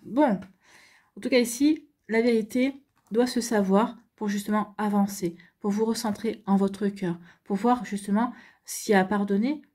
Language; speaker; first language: French; native; French